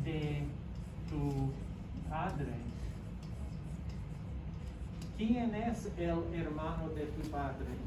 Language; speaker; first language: Spanish; non-native, fluent; English